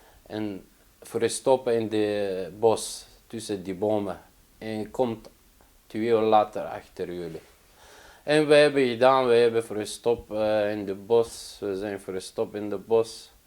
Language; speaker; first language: Dutch; non-native, learner; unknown